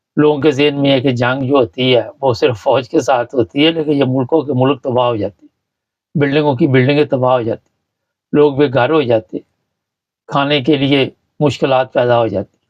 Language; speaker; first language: Urdu; native; Urdu